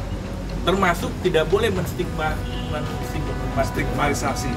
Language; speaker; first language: Indonesian; native; Indonesian